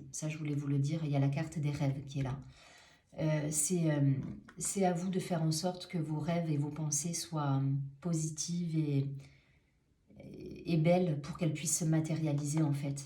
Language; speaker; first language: French; native; French